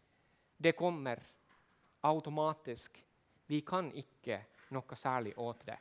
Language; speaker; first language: Swedish; non-native, local second language; Finnish